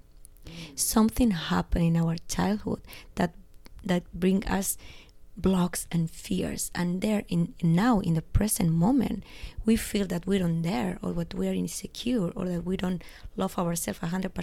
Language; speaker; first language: English; non-native, fluent; Spanish